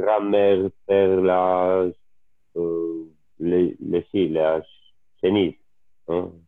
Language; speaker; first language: French; non-native, learner; Italian